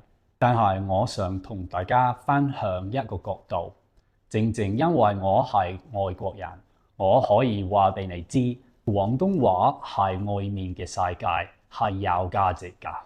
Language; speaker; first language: Cantonese; non-native, fluent; English